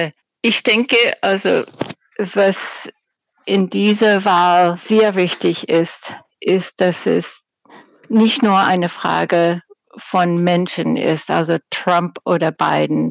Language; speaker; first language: German; non-native, fluent; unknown